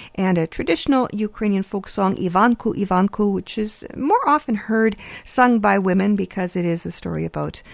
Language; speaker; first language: English; early bilingual, other home language; Ukrainian